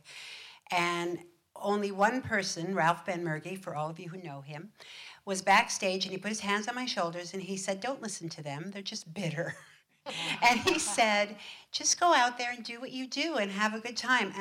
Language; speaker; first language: English; native; English